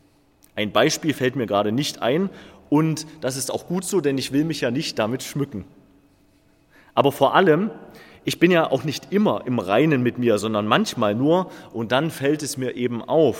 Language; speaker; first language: German; native; German